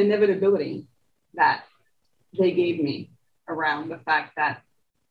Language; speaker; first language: English; early bilingual, other home language; Spanish